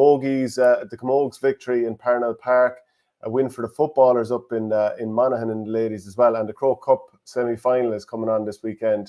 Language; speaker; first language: English; native; English